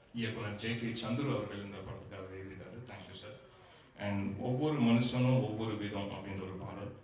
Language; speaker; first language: Tamil; native; Tamil